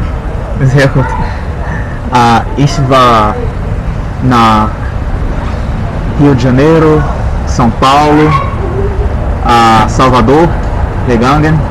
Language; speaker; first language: German; non-native, learner; Portuguese